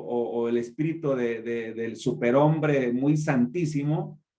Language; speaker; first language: Spanish; native; Spanish